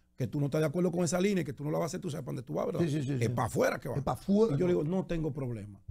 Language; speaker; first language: Spanish; native; Spanish